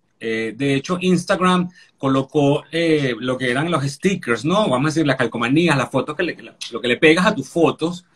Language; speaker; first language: Spanish; native; Spanish